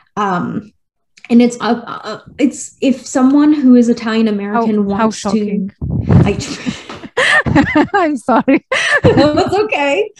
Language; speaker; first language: English; native; English